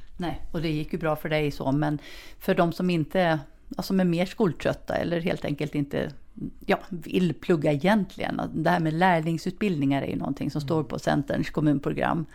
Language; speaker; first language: Swedish; native; Swedish